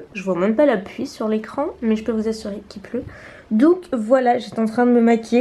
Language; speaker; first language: French; native; French